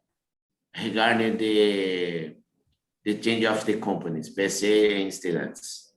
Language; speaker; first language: English; non-native, learner; Portuguese